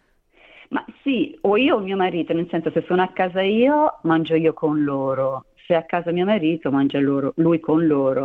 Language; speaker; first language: Italian; native; Italian